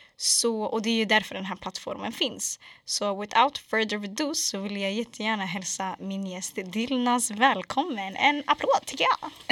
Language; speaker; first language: Swedish; early bilingual, other home language; Arabic